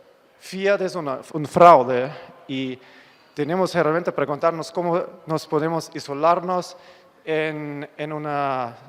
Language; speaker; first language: Spanish; non-native, fluent; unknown